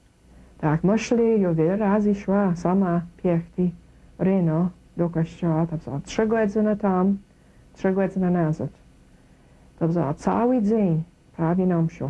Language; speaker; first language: Polish; early bilingual, heritage; Kashubian